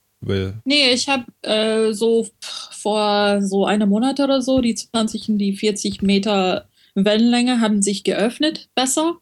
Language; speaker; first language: German; non-native, learner; French